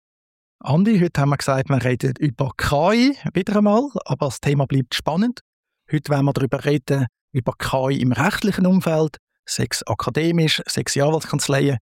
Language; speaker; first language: German; native; German